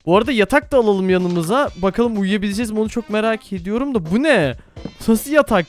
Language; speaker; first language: Turkish; native; Turkish